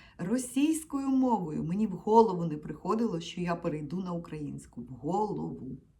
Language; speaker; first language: Ukrainian; non-native, local second language; Russian